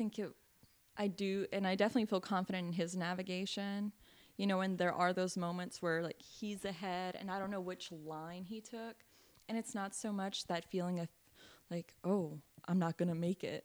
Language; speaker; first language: English; native; English